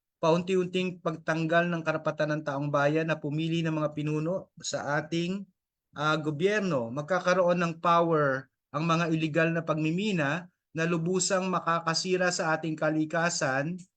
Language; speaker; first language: Filipino; native; Filipino